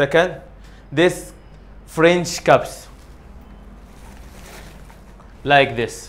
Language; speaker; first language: English; non-native, learner; Arabic